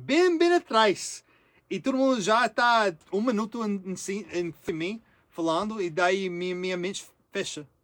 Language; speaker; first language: Portuguese; non-native, learner; English